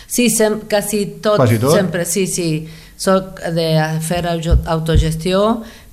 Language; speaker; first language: Catalan; non-native, fluent; Spanish